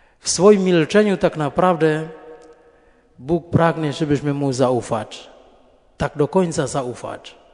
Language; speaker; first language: Polish; non-native, fluent; Indonesian